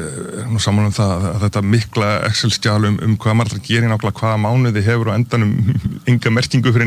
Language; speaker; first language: Icelandic; native; Icelandic